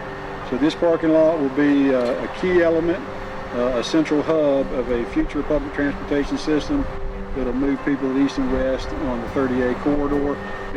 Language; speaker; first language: English; native; English